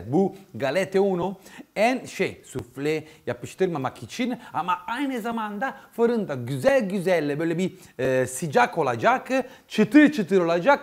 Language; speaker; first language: Turkish; non-native, fluent; Italian